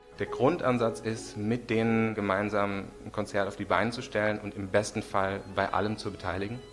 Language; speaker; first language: German; native; German